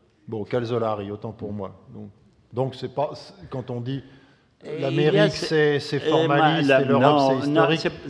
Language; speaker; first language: French; native; French